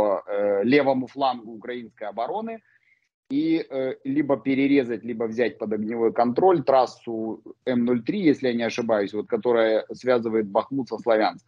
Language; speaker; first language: Russian; native; Russian